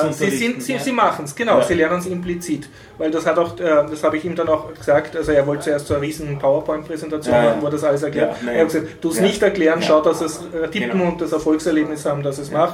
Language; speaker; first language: German; native; German